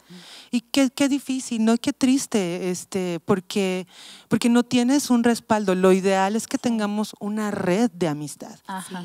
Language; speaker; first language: Spanish; native; Spanish